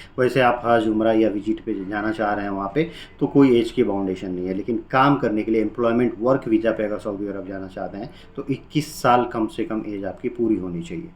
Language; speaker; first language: Hindi; native; Hindi